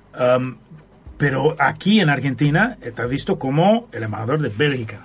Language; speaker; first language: Spanish; non-native, fluent; Dutch